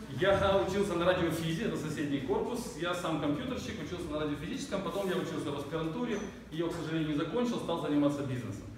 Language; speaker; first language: Russian; native; Russian